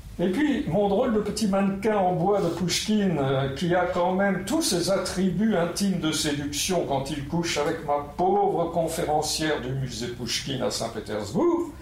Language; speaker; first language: French; non-native, fluent; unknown